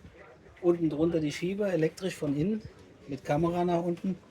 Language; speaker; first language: German; native; German